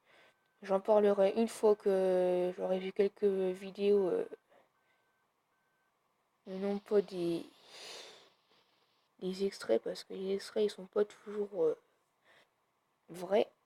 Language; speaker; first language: French; native; French